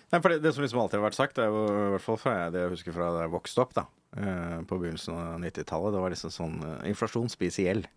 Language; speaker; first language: Norwegian; native; Norwegian